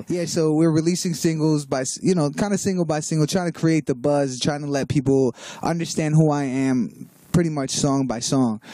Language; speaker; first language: English; native; English